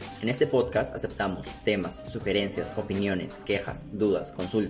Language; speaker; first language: Spanish; native; Spanish